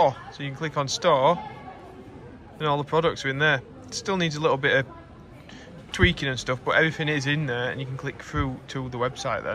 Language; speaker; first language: English; native; English